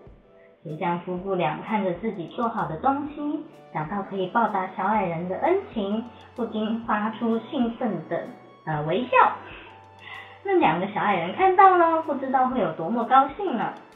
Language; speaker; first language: Chinese; native; Chinese